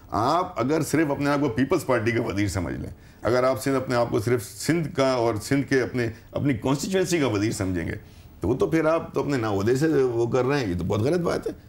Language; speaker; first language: Urdu; native; Urdu